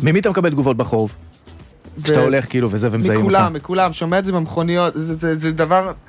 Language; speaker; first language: Hebrew; native; Hebrew